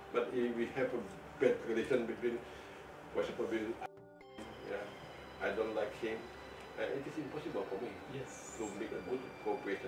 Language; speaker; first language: English; non-native, fluent; Indonesian